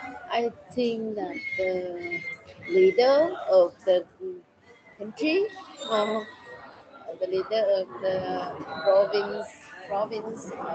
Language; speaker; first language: English; non-native, learner; Vietnamese